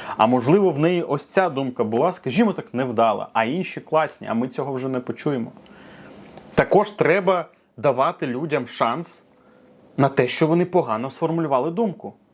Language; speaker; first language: Ukrainian; non-native, local second language; Russian